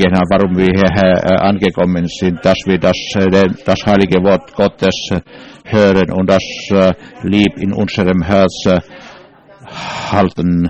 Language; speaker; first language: German; non-native, learner; English